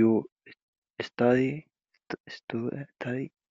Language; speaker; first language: English; non-native, learner; Spanish